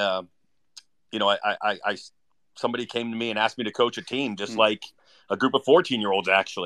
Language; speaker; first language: English; native; English